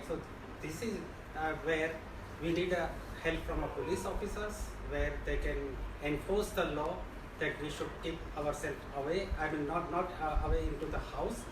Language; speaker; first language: English; non-native, local second language; Gujarati